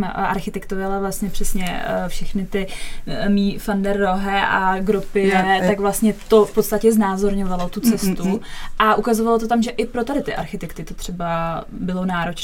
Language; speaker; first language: Czech; native; Czech